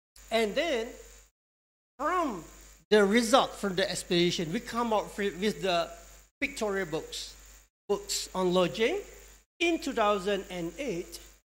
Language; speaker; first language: English; non-native, local second language; Malay